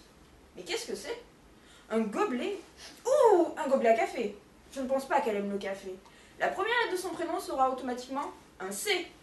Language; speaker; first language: French; native; French